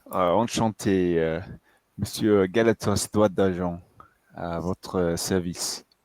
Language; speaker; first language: French; non-native, fluent; English